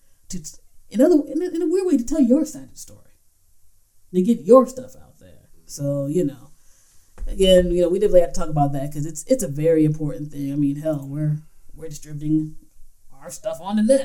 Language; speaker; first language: English; native; English